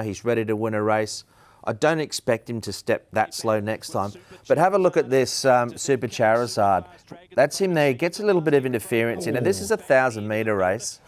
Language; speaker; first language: English; native; English